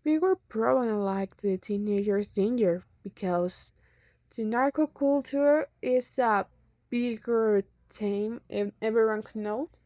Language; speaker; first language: English; non-native, learner; Spanish